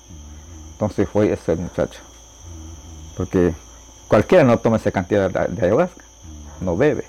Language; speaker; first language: Spanish; non-native, local second language; Shipibo-Conibo